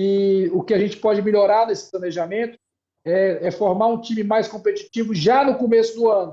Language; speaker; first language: Portuguese; native; Portuguese